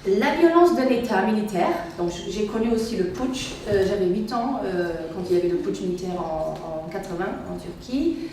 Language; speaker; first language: French; non-native, fluent; Arabic